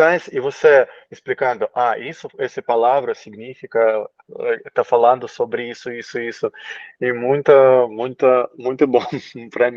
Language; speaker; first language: Portuguese; non-native, learner; Russian